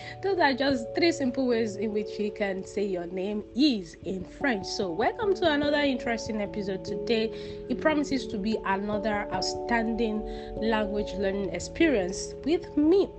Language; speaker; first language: English; non-native, local second language; Yoruba